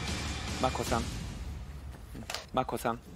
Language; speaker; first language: Japanese; non-native, fluent; Korean